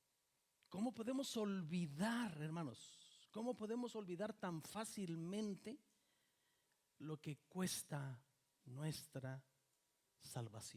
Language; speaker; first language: Spanish; native; Spanish